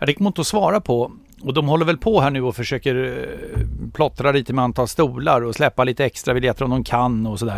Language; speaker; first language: Swedish; native; Swedish